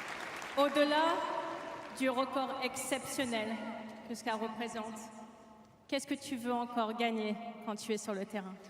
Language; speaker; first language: French; native; French